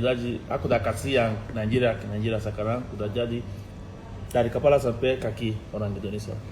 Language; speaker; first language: Indonesian; non-native, fluent; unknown